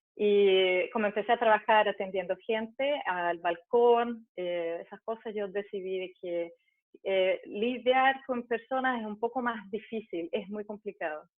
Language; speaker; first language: Spanish; early bilingual, heritage; Spanish